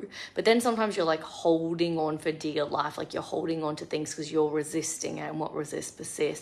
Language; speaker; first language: English; native; English